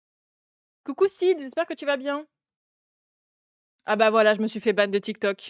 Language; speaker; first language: French; native; French